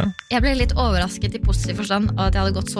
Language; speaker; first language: Norwegian; native; Norwegian